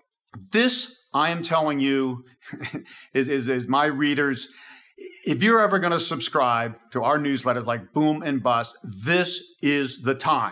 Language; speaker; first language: English; native; English